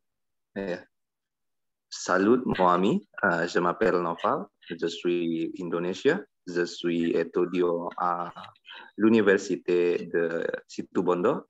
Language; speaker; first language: French; non-native, learner; Indonesian